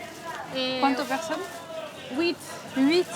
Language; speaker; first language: French; native; French